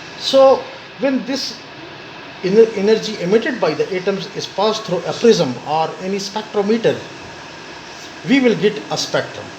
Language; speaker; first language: English; non-native, local second language; Pashto